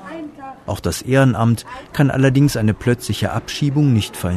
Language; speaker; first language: German; native; German